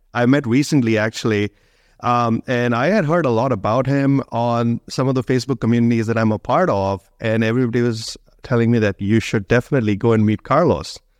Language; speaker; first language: English; non-native, local second language; Hindi